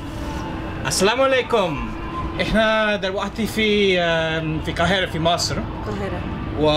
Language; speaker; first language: Arabic; non-native, learner; English